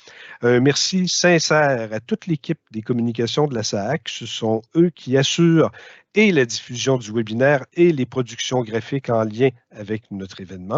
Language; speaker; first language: French; native; French